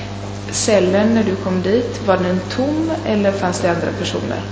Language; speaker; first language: Swedish; non-native, fluent; Italian